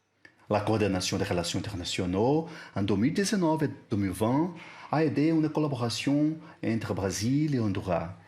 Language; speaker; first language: French; non-native, learner; Portuguese